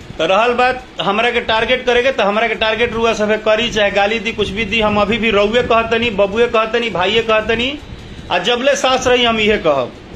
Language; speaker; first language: Hindi; non-native, local second language; Bhojpuri